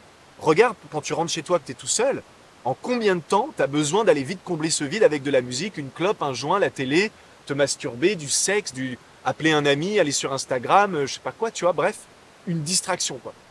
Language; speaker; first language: French; native; French